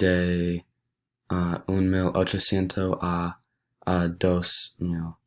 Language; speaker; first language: Spanish; non-native, learner; English